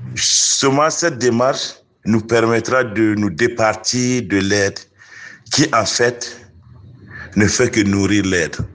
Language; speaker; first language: French; non-native, local second language; Mossi